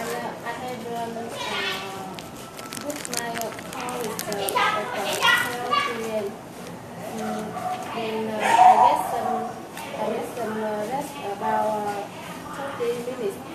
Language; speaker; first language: English; non-native, learner; Vietnamese